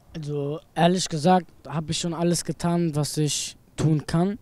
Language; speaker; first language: German; native; German